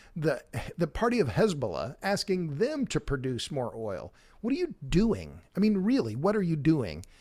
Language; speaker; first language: English; native; English